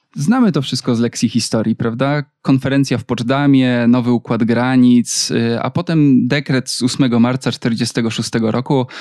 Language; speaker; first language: Polish; native; Polish